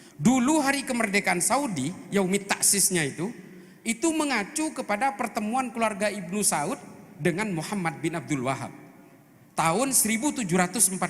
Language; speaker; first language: Indonesian; non-native, local second language; Madurese